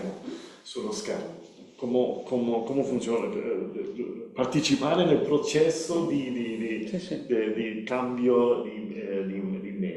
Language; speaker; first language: Italian; non-native, learner; Spanish